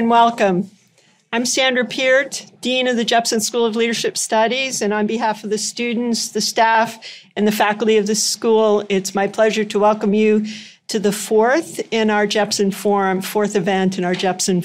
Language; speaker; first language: English; native; English